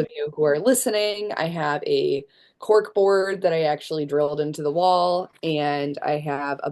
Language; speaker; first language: English; native; English